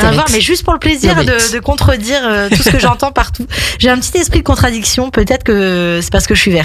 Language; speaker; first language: French; native; French